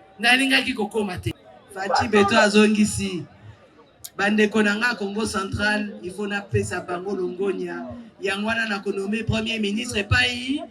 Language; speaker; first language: Lingala; non-native, local second language; Kongo